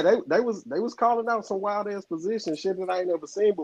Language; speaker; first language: English; native; English